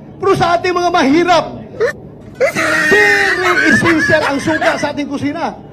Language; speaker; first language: Filipino; non-native, local second language; Cebuano